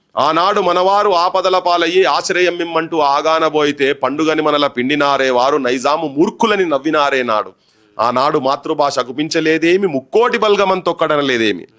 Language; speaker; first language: Telugu; native; Telugu